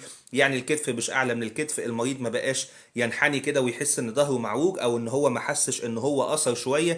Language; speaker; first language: Arabic; native; Arabic